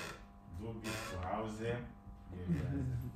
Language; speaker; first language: German; non-native, fluent; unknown